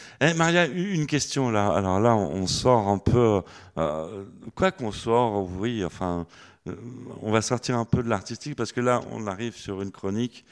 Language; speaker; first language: French; native; French